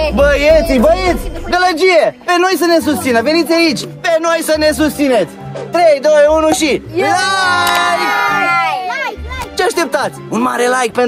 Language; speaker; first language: Romanian; native; Romanian